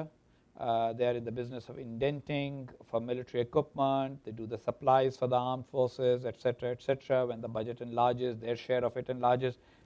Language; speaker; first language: English; non-native, local second language; Urdu